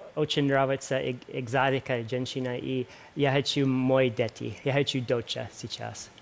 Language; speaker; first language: Russian; non-native, learner; English